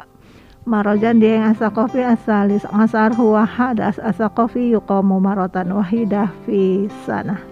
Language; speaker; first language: Arabic; non-native, fluent; Indonesian